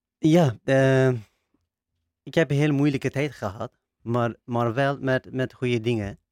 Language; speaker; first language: Dutch; non-native, learner; Turkish